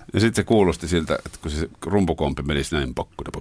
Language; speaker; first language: Finnish; native; Finnish